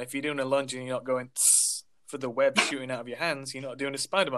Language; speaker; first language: English; native; English